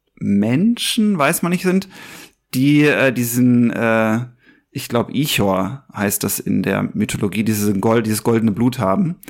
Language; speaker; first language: German; native; German